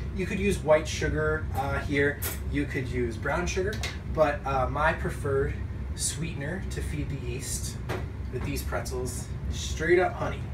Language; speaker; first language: English; native; English